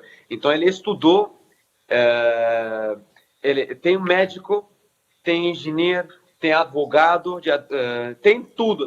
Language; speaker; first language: Portuguese; non-native, fluent; Arabic